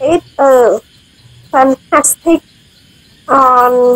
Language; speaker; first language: English; non-native, learner; Khmer